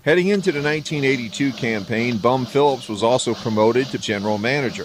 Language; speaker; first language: English; native; English